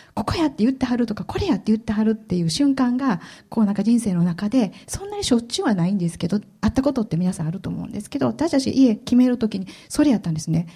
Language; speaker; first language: Japanese; native; Japanese